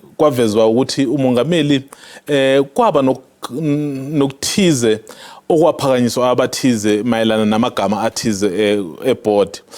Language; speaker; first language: Zulu; native; Zulu